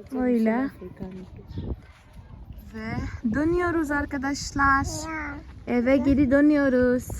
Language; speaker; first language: Turkish; non-native, fluent; Portuguese